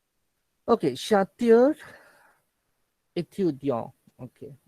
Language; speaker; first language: French; non-native, fluent; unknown